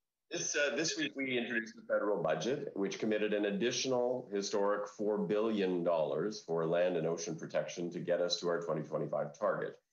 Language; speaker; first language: English; native; English